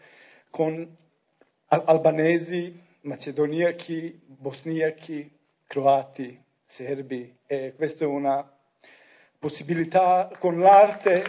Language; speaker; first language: Italian; non-native, learner; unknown